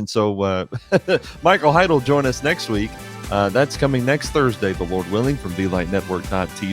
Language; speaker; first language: English; native; English